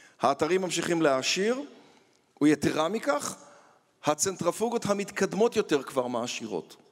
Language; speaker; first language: Hebrew; native; Hebrew